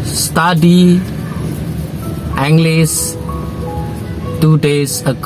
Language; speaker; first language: English; non-native, fluent; Indonesian